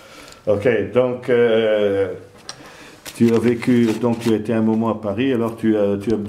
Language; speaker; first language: French; non-native, fluent; Dutch